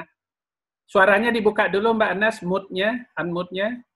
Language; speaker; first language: Indonesian; native; Indonesian